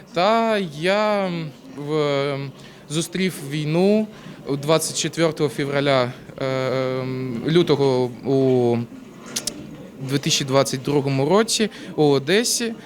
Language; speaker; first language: Ukrainian; non-native, local second language; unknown